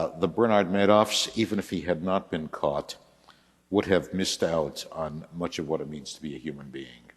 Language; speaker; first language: English; native; English